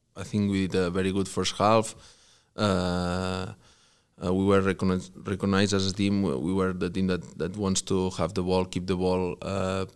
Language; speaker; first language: English; non-native, fluent; Spanish